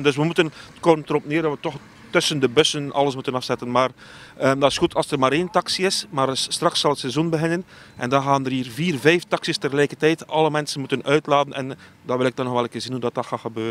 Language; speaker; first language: Dutch; native; Dutch